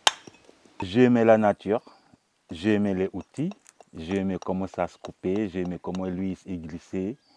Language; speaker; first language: French; non-native, local second language; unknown